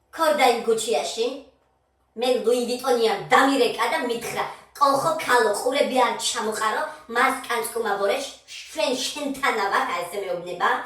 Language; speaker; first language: Georgian; non-native, local second language; Mingrelian